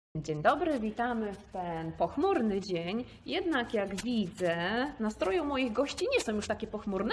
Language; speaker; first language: Polish; native; Polish